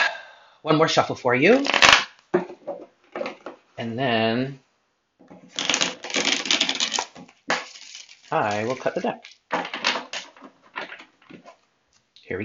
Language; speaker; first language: English; native; English